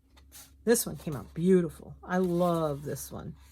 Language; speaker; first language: English; native; English